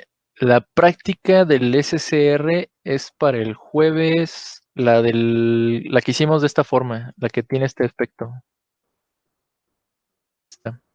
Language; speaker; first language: Spanish; native; Spanish